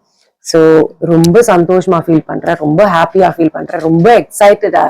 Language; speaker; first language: Tamil; non-native, fluent; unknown